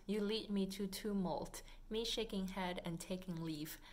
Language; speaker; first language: English; non-native, fluent; Vietnamese